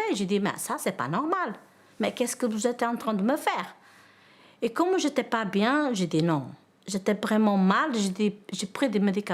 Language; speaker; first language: French; non-native, learner; Portuguese